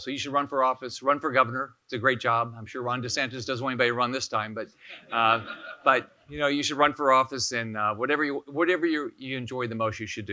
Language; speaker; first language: English; native; English